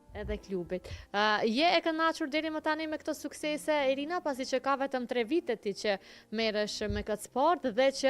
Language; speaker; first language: Albanian; native; Albanian